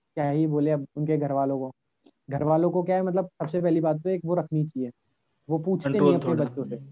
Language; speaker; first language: Hindi; native; Hindi